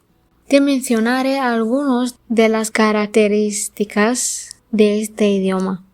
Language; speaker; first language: Spanish; non-native, learner; Arabic